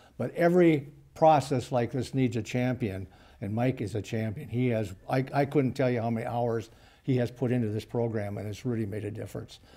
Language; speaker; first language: English; native; English